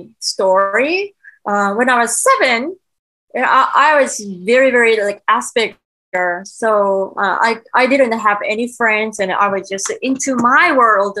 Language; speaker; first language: English; non-native, learner; Japanese